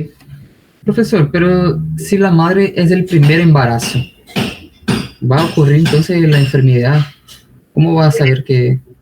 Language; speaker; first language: Spanish; non-native, fluent; Portuguese